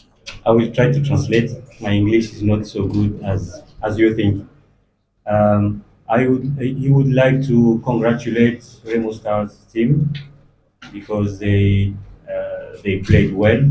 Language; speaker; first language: English; non-native, learner; French